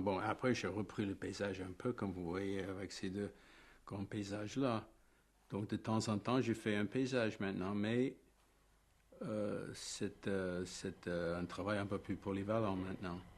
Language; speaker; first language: French; non-native, fluent; English